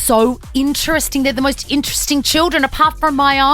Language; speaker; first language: English; native; English